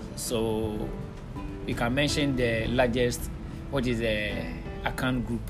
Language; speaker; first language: English; non-native, local second language; Akan